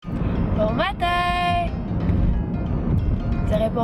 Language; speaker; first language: French; native; French